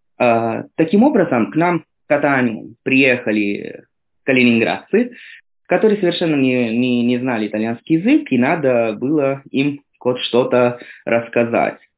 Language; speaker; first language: Russian; non-native, fluent; Italian